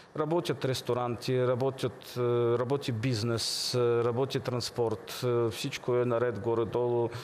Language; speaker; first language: Bulgarian; early bilingual, heritage; Bulgarian